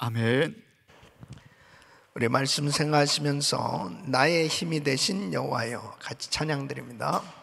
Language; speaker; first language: Korean; native; Korean